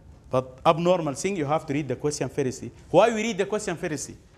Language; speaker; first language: English; non-native, fluent; Arabic